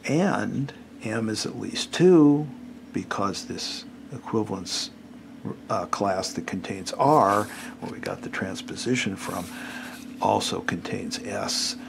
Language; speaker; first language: English; native; English